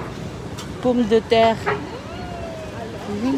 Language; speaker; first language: French; non-native, learner; Filipino